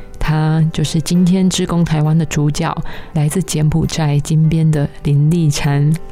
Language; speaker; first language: Chinese; native; Chinese